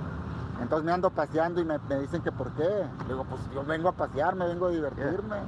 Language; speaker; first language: Spanish; native; Spanish